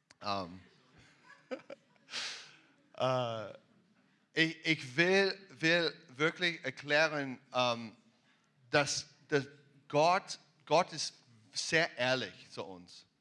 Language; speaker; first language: German; non-native, learner; English